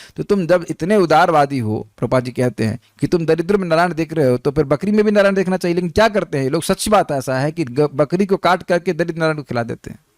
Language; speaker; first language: Hindi; native; Hindi